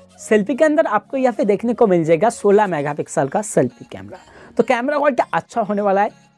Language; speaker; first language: Hindi; non-native, local second language; Bangla